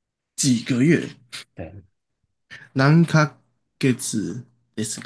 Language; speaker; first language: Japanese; non-native, learner; Chinese